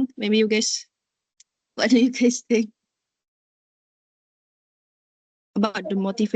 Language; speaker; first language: English; non-native, learner; Indonesian